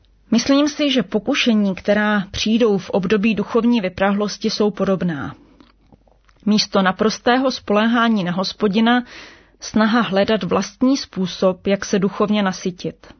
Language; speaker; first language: Czech; native; Czech